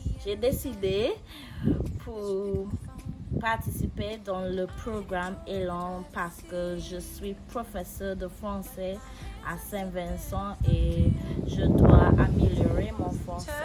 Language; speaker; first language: French; non-native, learner; English